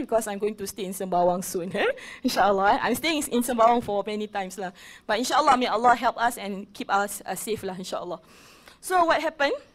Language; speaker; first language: English; non-native, local second language; Malay